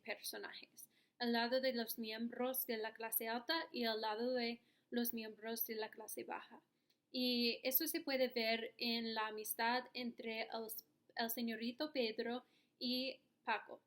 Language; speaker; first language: Spanish; non-native, learner; English